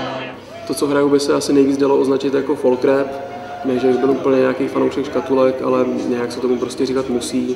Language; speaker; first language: Czech; native; Czech